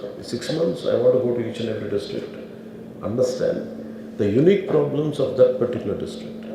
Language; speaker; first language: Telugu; native; Telugu